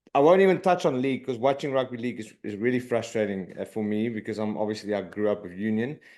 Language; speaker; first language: English; non-native, local second language; Afrikaans